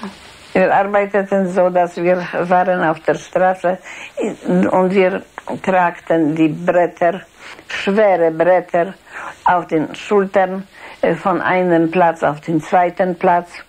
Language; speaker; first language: German; non-native, fluent; Polish